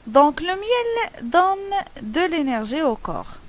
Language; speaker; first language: French; non-native, local second language; Arabic